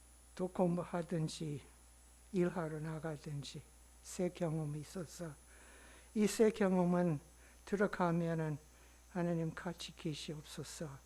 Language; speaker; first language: Korean; non-native, learner; English